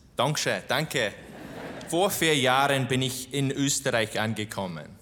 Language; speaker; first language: German; non-native, fluent; English